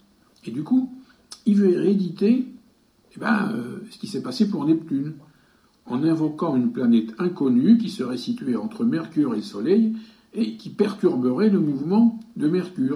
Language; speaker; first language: French; native; French